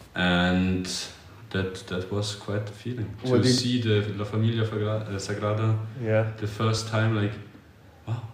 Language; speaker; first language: English; early bilingual, other home language; Polish